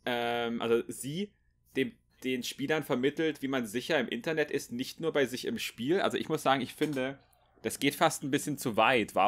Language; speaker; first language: German; native; German